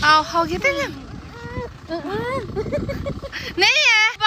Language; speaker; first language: Turkish; non-native, learner; Filipino